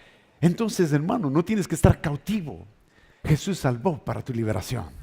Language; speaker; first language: Spanish; native; Spanish